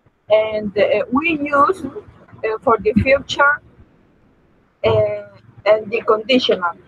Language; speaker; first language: English; non-native, learner; Spanish